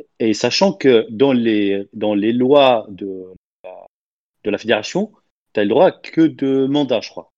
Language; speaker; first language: French; non-native, local second language; Arabic